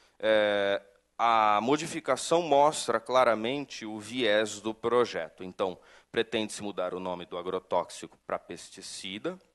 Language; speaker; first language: Portuguese; native; Portuguese